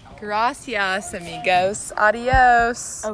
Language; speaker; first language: Spanish; non-native, learner; English